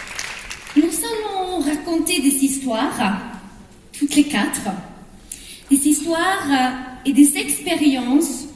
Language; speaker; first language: French; non-native, fluent; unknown